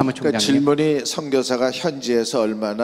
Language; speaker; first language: Korean; native; Korean